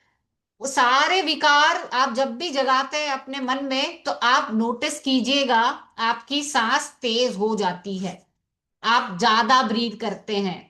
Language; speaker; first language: Hindi; native; Hindi